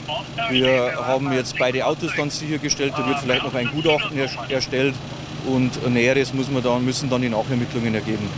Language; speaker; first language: German; native; German